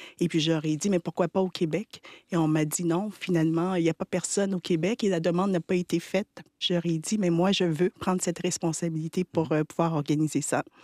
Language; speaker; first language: French; early bilingual, other home language; Haitian Creole